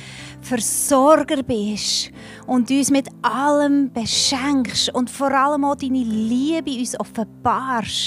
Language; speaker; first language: German; native; German